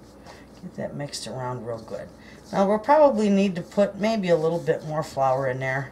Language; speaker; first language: English; native; English